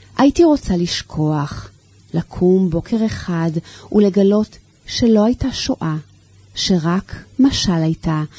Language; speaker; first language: Hebrew; native; Hebrew